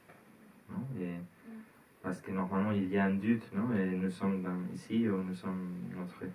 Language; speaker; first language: French; non-native, learner; Spanish